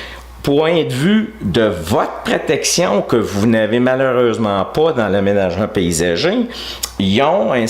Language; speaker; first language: French; native; French